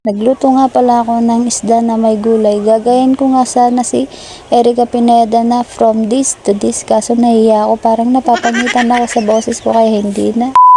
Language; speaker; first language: Filipino; non-native, local second language; Pampanga